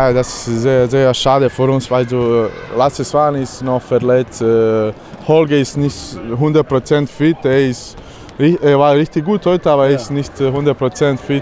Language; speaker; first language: German; non-native, learner; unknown